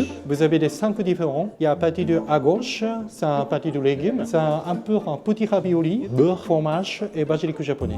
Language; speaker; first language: French; non-native, learner; Japanese